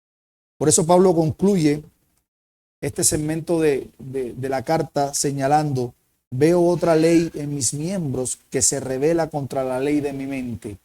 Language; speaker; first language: Spanish; native; Spanish